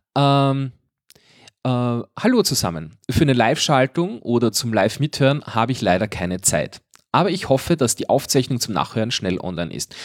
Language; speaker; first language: German; native; German